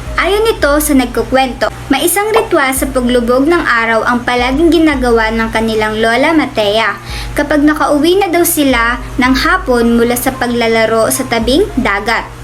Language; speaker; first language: Filipino; non-native, local second language; Cebuano